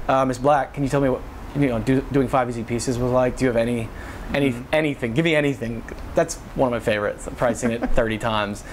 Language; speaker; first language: English; native; English